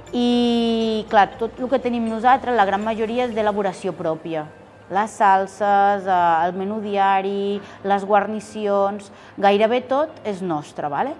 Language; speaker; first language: Catalan; non-native, fluent; Spanish